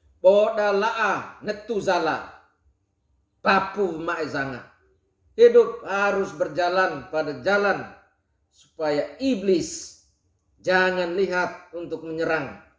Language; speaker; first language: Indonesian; non-native, local second language; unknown